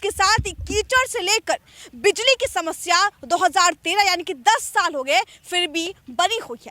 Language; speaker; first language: Hindi; native; Hindi